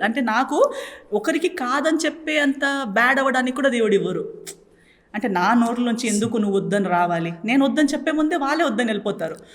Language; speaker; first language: Telugu; non-native, fluent; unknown